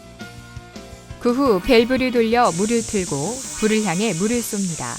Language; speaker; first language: Korean; non-native, fluent; Vietnamese